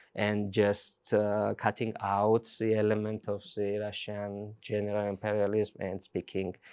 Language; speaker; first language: English; non-native, fluent; Georgian